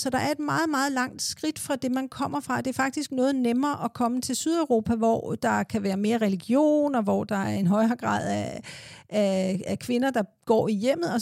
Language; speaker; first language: Danish; native; Danish